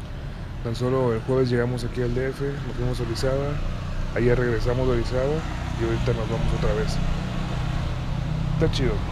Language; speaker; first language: Spanish; native; Spanish